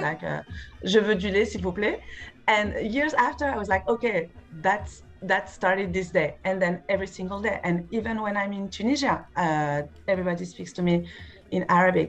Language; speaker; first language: English; non-native, fluent; French